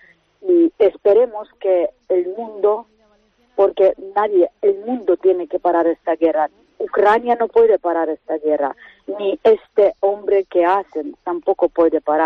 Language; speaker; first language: Spanish; non-native, fluent; Ukrainian